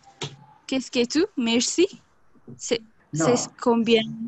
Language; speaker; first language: French; non-native, learner; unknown